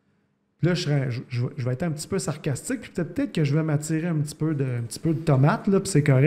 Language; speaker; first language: French; native; French